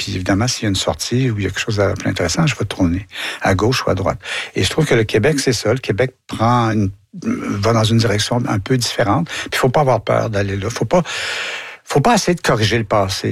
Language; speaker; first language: French; native; French